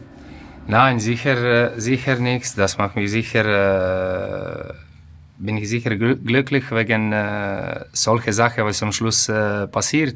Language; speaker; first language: German; non-native, fluent; Croatian